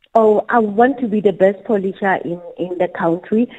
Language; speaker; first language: English; non-native, local second language; Southern Sotho